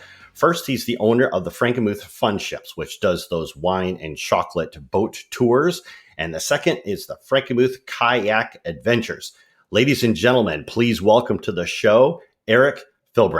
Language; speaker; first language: English; native; English